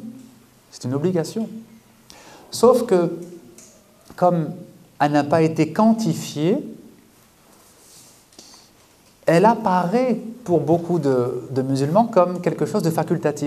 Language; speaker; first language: French; native; French